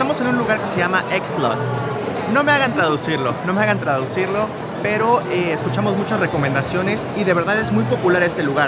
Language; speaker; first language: Spanish; native; Spanish